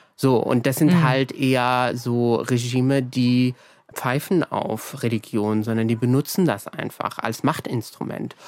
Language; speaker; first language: German; early bilingual, other home language; Arabic